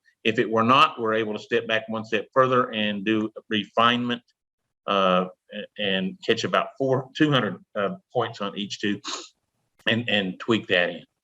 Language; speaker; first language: English; native; English